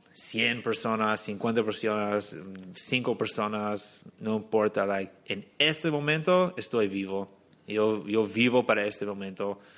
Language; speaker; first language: Spanish; non-native, fluent; English